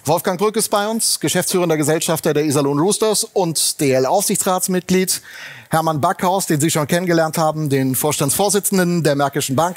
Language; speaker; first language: German; native; German